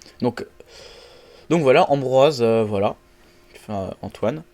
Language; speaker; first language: French; native; French